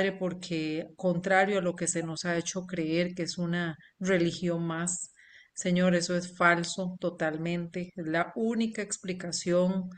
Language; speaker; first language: Spanish; native; Spanish